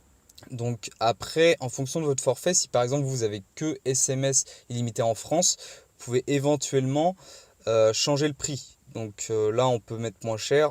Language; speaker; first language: French; native; French